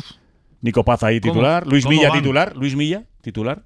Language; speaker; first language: Spanish; native; Spanish